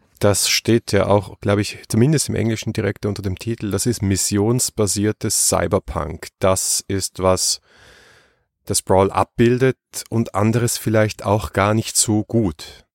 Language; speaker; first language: German; native; German